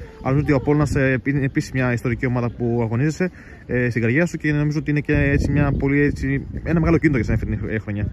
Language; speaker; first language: Greek; native; Greek